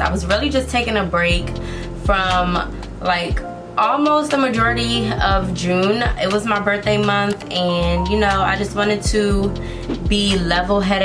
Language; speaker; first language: English; native; English